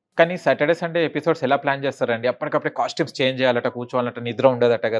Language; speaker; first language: Telugu; native; Telugu